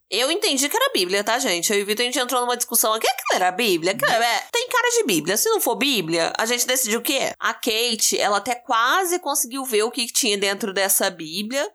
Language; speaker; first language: Portuguese; native; Portuguese